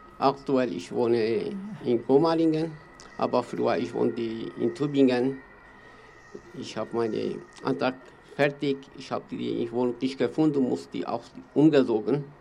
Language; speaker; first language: German; non-native, learner; Kurdish